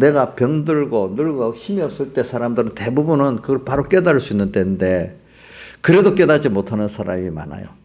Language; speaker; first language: Korean; native; Korean